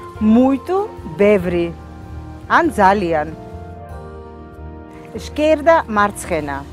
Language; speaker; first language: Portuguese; non-native, fluent; Georgian